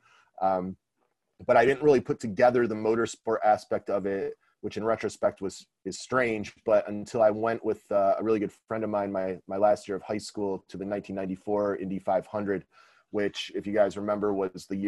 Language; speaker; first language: English; native; English